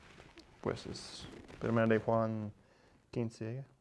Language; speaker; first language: Spanish; non-native, learner; English